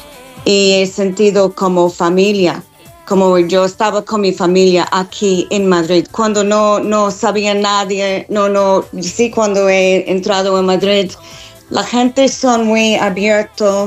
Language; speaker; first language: Spanish; non-native, fluent; English